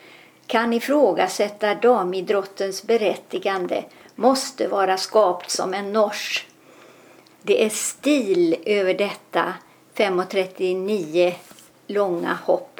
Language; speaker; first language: Swedish; native; Swedish